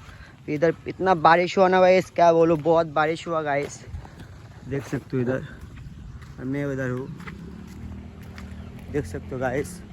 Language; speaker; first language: Hindi; non-native, local second language; Bangla